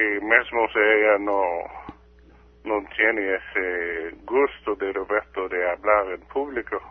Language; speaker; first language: Spanish; non-native, fluent; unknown